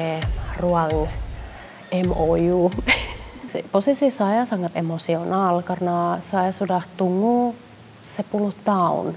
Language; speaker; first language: Indonesian; non-native, fluent; Finnish